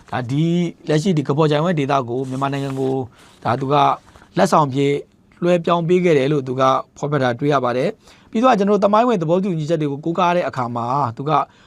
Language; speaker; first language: Burmese; native; Burmese